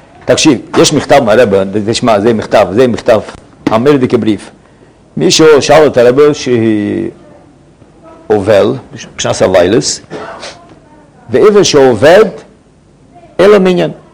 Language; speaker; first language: Hebrew; non-native, fluent; Yiddish